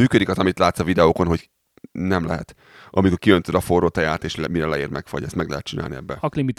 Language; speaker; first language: Hungarian; native; Hungarian